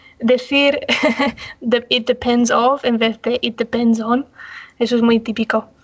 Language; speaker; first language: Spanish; non-native, fluent; English